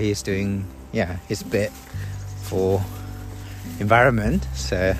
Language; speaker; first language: English; non-native, fluent; Korean